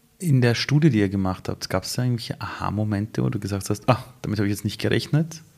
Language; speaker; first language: German; early bilingual, other home language; Persian